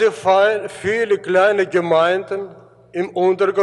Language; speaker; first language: German; early bilingual, heritage; German